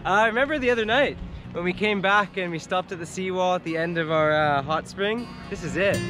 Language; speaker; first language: English; native; English